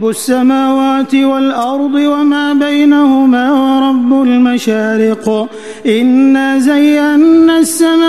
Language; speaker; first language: Arabic; native; Arabic